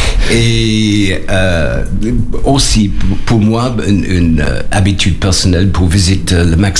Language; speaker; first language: French; non-native, learner; English